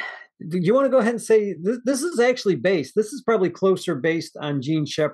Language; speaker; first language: English; native; English